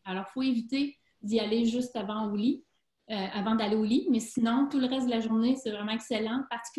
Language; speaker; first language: French; native; French